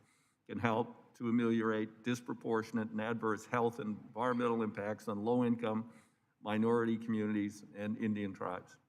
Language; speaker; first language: English; native; English